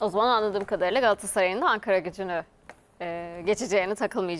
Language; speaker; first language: Turkish; native; Turkish